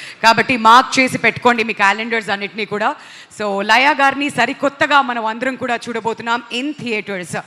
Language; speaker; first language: Telugu; native; Telugu